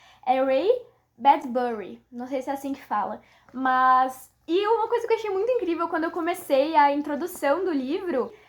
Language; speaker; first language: Portuguese; native; Portuguese